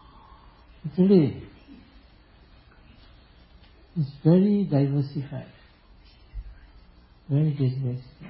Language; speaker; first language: English; non-native, local second language; Chinese